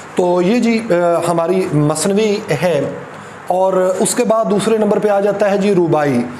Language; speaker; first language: Urdu; non-native, local second language; Punjabi